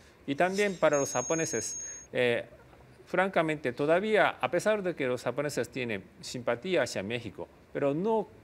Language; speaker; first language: Spanish; non-native, fluent; Japanese